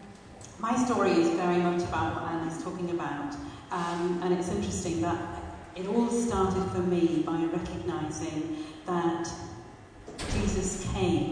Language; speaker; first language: English; non-native, local second language; Urdu